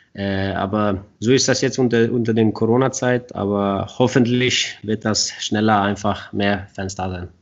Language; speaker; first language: German; non-native, fluent; Swedish